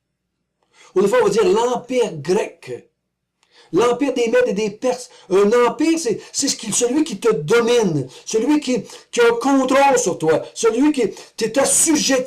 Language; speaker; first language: French; native; French